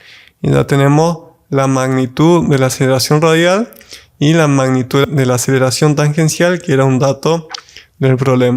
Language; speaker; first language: Spanish; native; Spanish